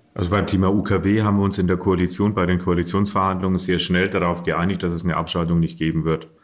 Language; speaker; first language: German; native; German